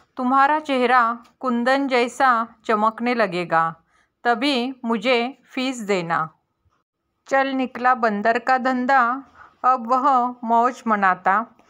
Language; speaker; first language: Hindi; non-native, local second language; Marathi